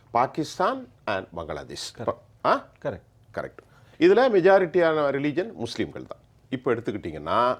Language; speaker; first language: Tamil; native; Tamil